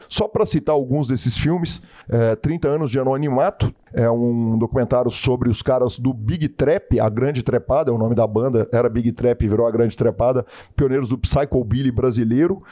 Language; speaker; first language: Portuguese; native; Portuguese